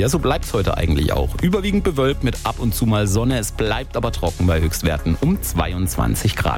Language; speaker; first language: German; native; German